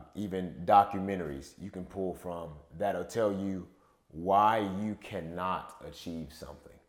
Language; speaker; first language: English; native; English